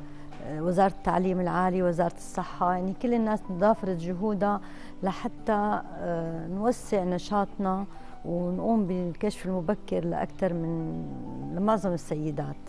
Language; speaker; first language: Arabic; native; Arabic